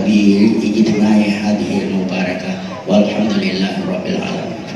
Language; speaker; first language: Arabic; non-native, learner; Indonesian